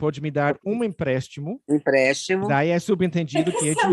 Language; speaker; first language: Portuguese; non-native, fluent; English